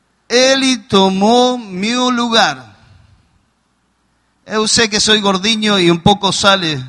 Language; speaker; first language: Portuguese; non-native, learner; Spanish